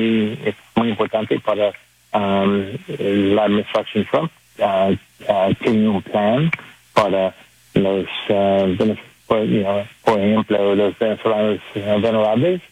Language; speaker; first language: Spanish; non-native, learner; English